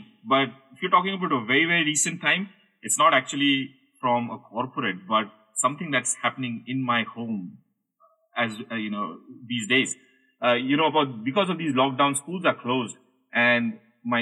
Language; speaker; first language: English; non-native, local second language; Hindi